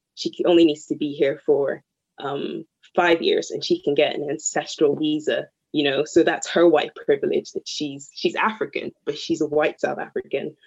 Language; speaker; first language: English; early bilingual, other home language; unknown